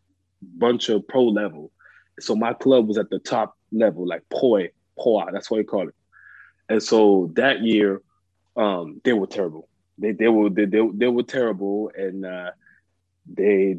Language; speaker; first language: English; early bilingual, other home language; French